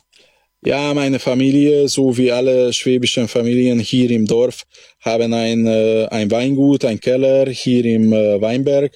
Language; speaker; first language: German; non-native, local second language; Hungarian